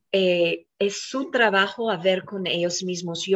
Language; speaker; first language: Spanish; non-native, fluent; Hebrew